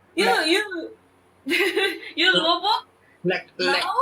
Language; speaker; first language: English; non-native, learner; Korean